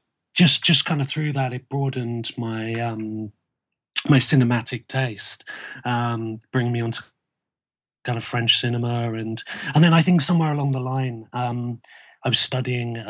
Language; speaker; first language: English; native; English